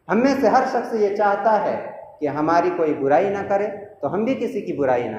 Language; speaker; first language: Urdu; native; Urdu